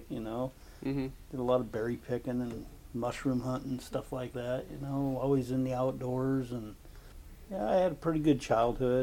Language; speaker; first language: English; native; English